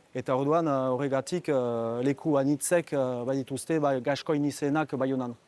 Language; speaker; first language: Basque; non-native, local second language; French